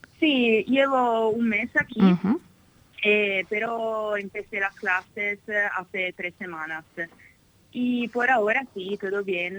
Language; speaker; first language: Spanish; non-native, fluent; Italian